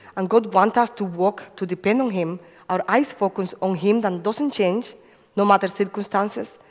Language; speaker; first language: English; non-native, fluent; Spanish